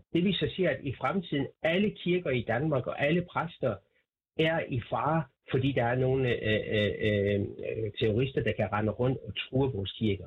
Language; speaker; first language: Danish; non-native, fluent; Persian